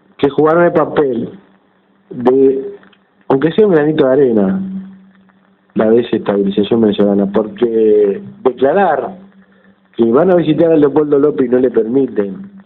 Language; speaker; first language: Spanish; native; Spanish